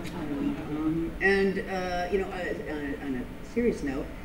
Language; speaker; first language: English; native; English